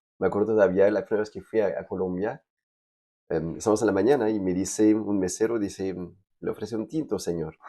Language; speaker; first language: Spanish; non-native, fluent; French